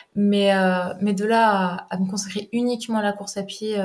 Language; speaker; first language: French; native; French